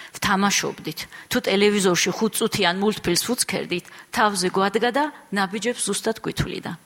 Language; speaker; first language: Georgian; native; Georgian